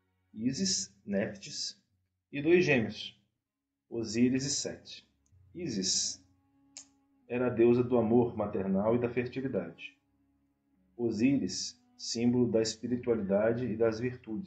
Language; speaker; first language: Portuguese; native; Portuguese